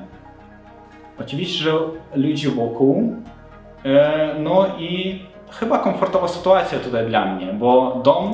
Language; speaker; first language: Polish; non-native, fluent; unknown